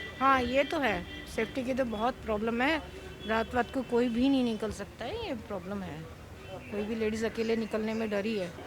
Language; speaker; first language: Hindi; native; Hindi